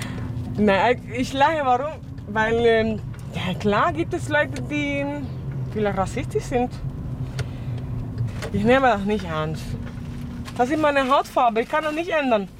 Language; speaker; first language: German; non-native, fluent; Spanish